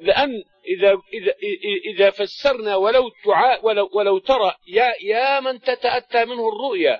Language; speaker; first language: Arabic; native; Arabic